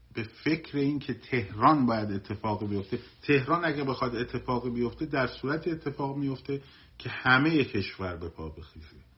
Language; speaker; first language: Persian; native; Persian